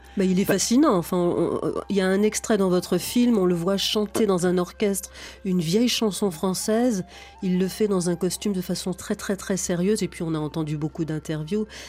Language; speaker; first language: French; native; French